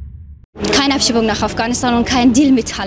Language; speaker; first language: German; non-native, fluent; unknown